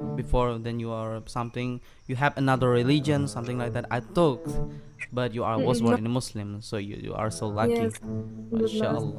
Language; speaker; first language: English; non-native, learner; Indonesian